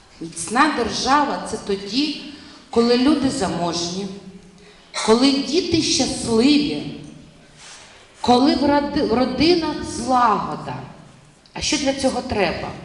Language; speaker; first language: Ukrainian; non-native, local second language; Russian